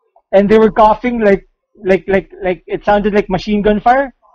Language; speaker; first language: English; non-native, local second language; Filipino